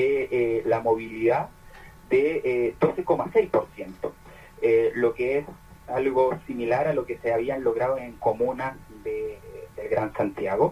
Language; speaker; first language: Spanish; native; Spanish